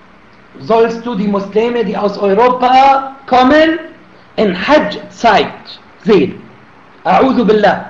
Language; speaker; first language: German; non-native, fluent; Arabic